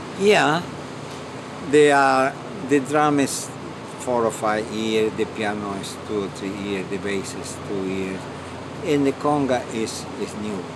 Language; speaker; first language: English; non-native, fluent; Spanish